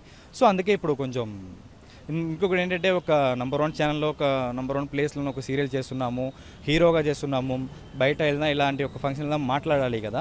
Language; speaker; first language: Telugu; early bilingual, heritage; Tamil